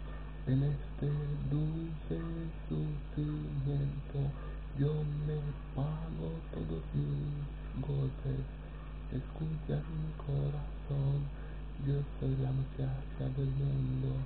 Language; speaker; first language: Spanish; non-native, learner; Romanian